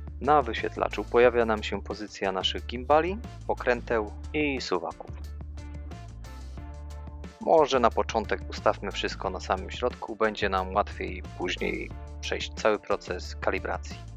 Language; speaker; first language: Polish; native; Polish